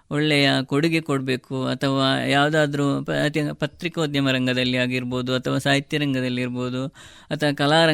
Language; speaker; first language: Kannada; non-native, local second language; Tulu